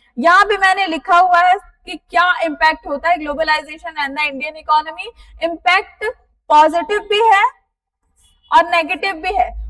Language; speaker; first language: Hindi; native; Hindi